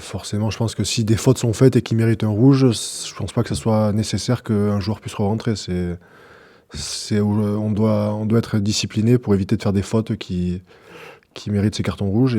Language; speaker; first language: French; native; French